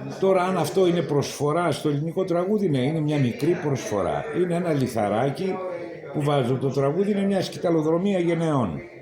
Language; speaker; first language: Greek; native; Greek